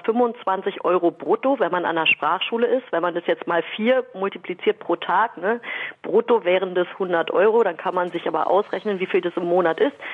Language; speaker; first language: German; native; German